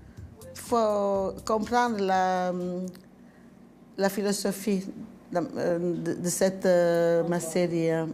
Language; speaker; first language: French; non-native, learner; Italian